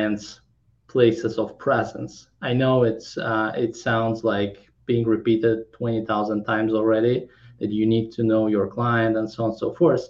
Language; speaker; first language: English; non-native, fluent; Kazakh